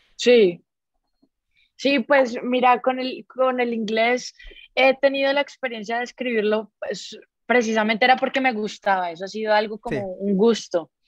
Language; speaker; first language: Spanish; native; Spanish